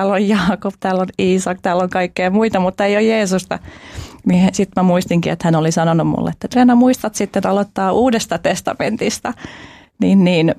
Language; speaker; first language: Finnish; early bilingual, other home language; Albanian